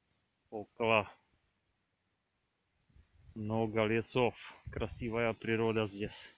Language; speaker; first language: Russian; non-native, learner; Czech